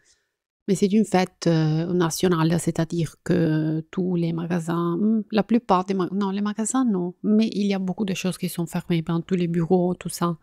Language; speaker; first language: French; non-native, fluent; Italian